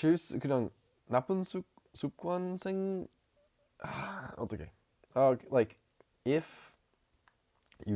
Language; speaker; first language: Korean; non-native, learner; English